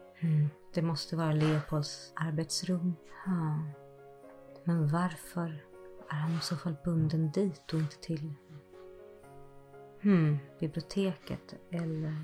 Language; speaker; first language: Swedish; native; Swedish